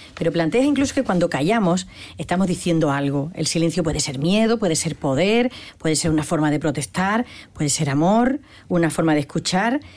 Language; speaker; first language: Spanish; native; Spanish